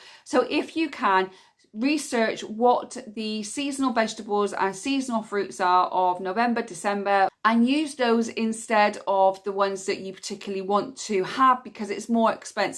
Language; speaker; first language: English; native; English